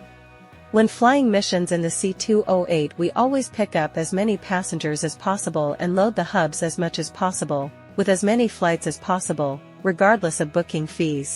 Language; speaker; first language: English; native; English